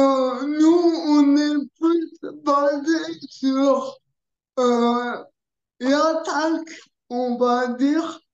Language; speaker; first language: French; early bilingual, other home language; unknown